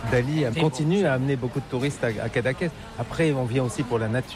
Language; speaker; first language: French; native; French